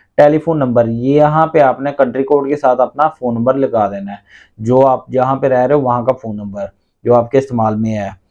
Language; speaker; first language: Urdu; non-native, local second language; Punjabi